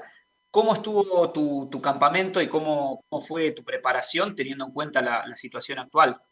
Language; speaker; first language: Spanish; native; Spanish